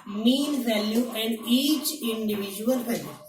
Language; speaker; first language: English; non-native, local second language; Marathi